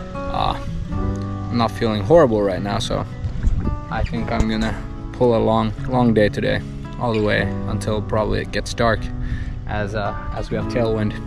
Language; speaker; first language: English; non-native, fluent; Finnish